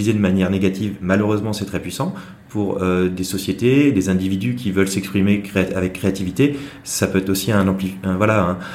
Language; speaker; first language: French; native; French